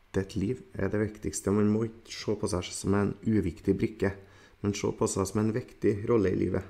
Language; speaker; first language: Norwegian; native; Norwegian